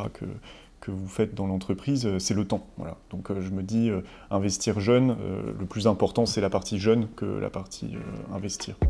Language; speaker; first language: French; native; French